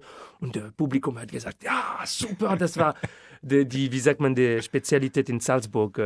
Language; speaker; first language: German; non-native, fluent; French